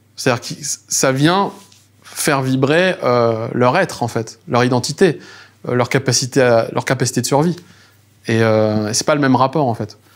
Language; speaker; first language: French; native; French